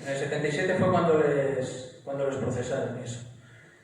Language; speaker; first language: Spanish; native; Spanish